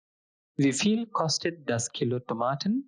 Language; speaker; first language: German; non-native, fluent; Bangla